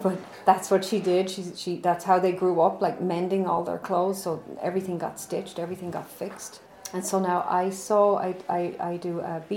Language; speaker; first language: English; native; English